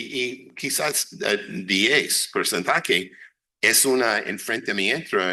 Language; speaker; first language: Spanish; non-native, fluent; English